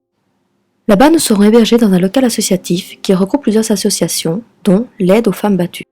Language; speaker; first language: French; native; French